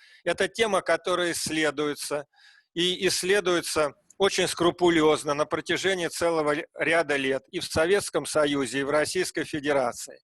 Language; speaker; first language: Russian; native; Russian